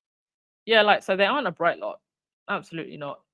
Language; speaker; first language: English; native; English